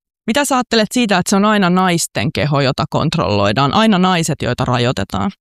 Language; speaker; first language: Finnish; native; Finnish